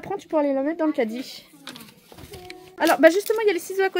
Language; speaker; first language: French; native; French